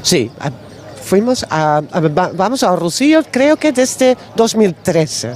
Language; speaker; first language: Spanish; non-native, learner; Dutch